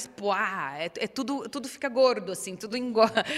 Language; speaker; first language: Portuguese; native; Portuguese